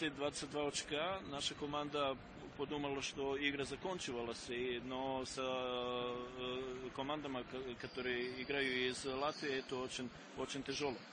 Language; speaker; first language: Russian; non-native, learner; Serbian